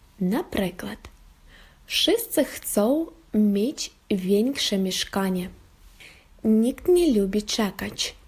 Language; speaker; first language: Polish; non-native, fluent; Ukrainian